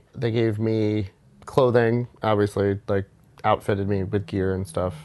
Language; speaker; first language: English; native; English